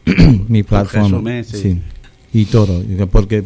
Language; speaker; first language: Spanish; early bilingual, heritage; Spanish